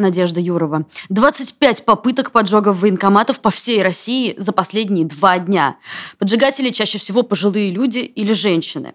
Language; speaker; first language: Russian; native; Russian